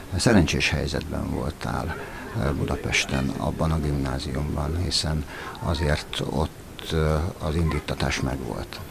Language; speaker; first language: Hungarian; native; Hungarian